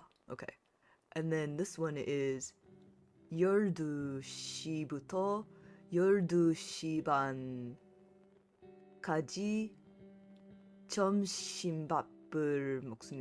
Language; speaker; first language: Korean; non-native, learner; English